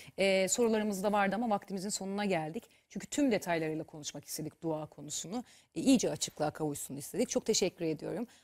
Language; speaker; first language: Turkish; native; Turkish